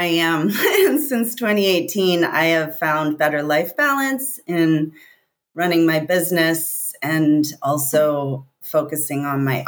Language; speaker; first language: English; native; English